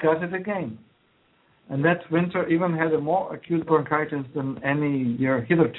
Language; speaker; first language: English; non-native, fluent; Croatian